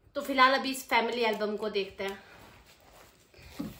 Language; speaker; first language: Hindi; native; Hindi